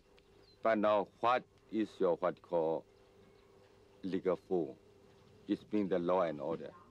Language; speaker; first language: English; non-native, learner; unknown